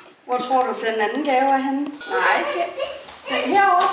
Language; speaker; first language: Danish; native; Danish